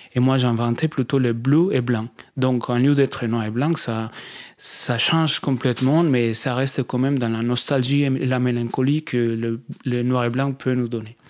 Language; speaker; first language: French; non-native, fluent; Spanish